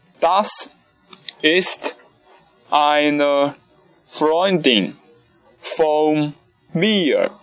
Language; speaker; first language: German; non-native, learner; Chinese